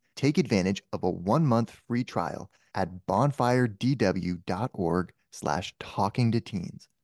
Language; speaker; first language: English; native; English